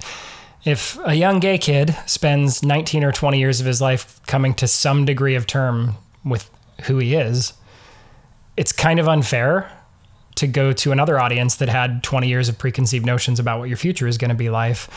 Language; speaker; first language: English; native; English